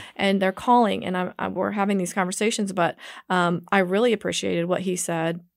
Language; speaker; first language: English; native; English